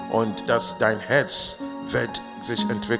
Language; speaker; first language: German; non-native, learner; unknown